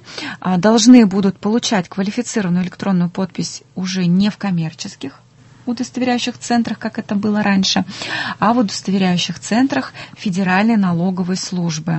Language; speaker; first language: Russian; native; Russian